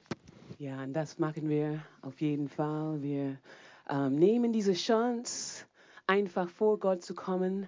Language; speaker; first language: German; non-native, fluent; English